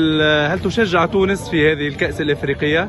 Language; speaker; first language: Arabic; native; Arabic